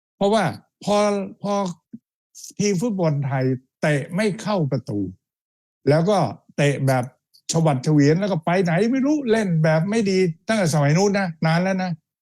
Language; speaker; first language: Thai; native; Thai